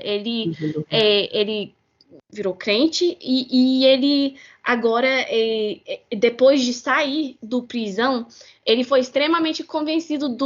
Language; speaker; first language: Portuguese; non-native, fluent; English